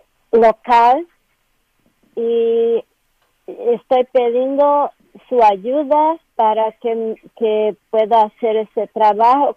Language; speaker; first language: Spanish; non-native, learner; Portuguese